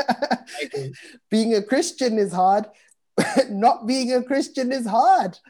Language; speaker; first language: English; early bilingual, other home language; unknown